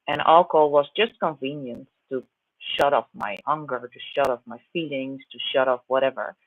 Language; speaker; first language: English; non-native, fluent; Dutch